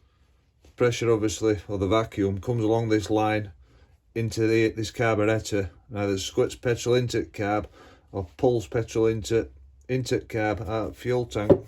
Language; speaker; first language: English; native; English